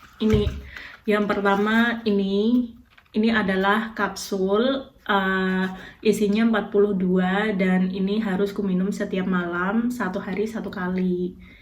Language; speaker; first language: Indonesian; native; Indonesian